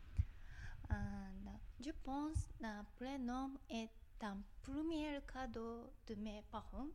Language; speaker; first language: French; non-native, learner; Japanese